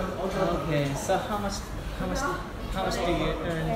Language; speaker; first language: English; non-native, fluent; Cantonese